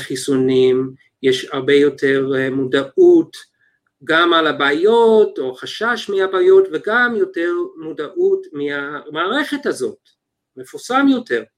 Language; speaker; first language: Hebrew; non-native, fluent; English